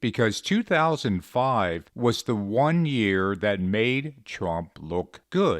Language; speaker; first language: English; native; English